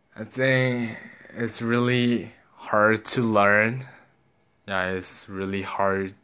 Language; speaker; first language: English; non-native, learner; Korean